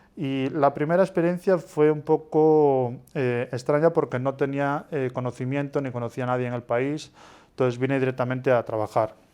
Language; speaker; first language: Spanish; native; Spanish